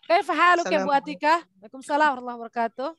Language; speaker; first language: Arabic; non-native, fluent; Indonesian